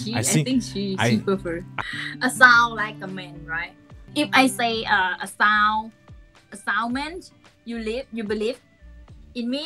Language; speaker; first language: English; non-native, learner; Thai